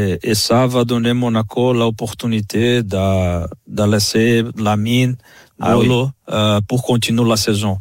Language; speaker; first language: French; non-native, fluent; Portuguese